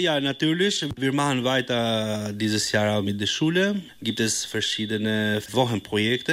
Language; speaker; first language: German; non-native, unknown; Albanian